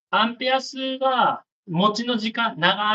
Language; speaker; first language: Japanese; native; Japanese